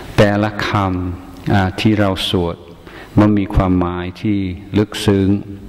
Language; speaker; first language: Thai; non-native, fluent; English